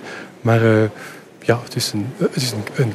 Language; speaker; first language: Dutch; non-native, local second language; French